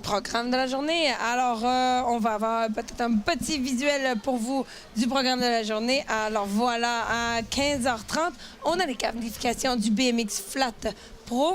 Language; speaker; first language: French; native; French